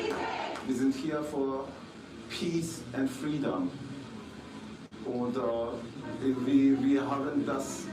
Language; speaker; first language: German; non-native, learner; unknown